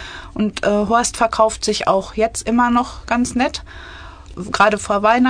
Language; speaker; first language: German; native; German